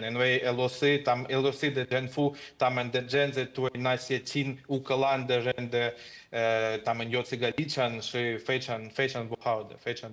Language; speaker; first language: Chinese; non-native, fluent; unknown